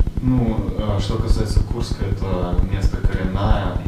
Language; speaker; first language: Russian; native; Russian